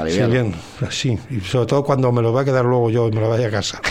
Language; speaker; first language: Spanish; native; Spanish